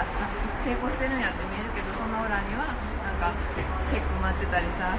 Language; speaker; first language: Japanese; native; Japanese